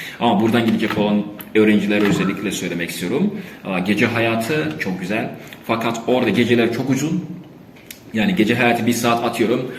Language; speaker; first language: Turkish; non-native, fluent; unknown